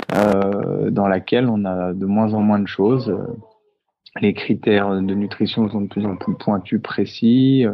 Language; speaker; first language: French; native; French